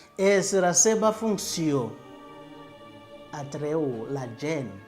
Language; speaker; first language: Catalan; non-native, fluent; Kinyarwanda